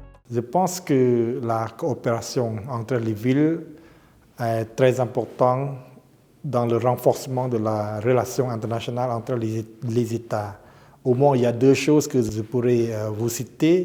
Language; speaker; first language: French; non-native, fluent; Khmer